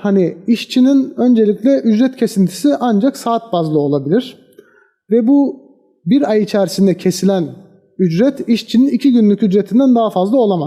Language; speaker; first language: Turkish; native; Turkish